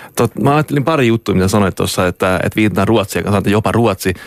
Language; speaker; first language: Finnish; early bilingual, heritage; Finnish